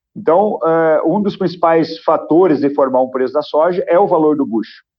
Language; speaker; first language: Portuguese; native; Portuguese